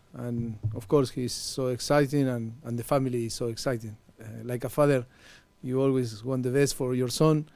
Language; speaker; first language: English; non-native, fluent; Spanish